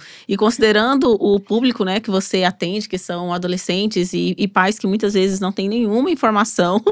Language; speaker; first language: Portuguese; native; Portuguese